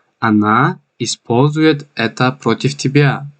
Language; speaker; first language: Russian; non-native, fluent; Tajik